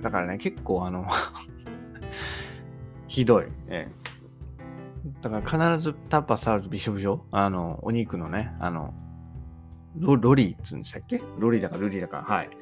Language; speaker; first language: Japanese; native; Japanese